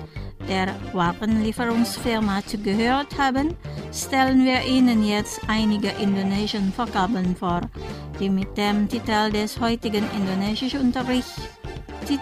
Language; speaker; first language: German; non-native, fluent; Indonesian